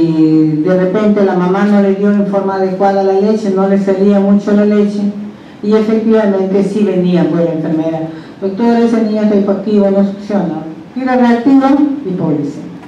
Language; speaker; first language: Spanish; native; Spanish